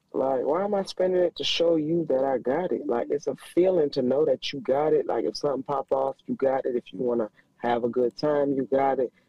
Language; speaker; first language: English; native; English